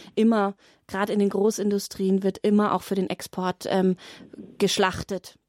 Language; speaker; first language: German; native; German